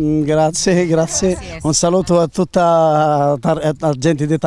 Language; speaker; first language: Spanish; non-native, learner; Italian